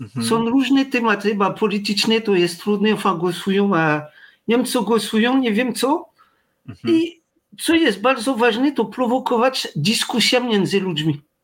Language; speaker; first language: Polish; non-native, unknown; French